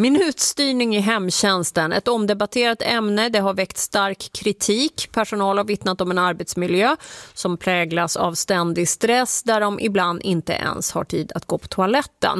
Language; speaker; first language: Swedish; native; Swedish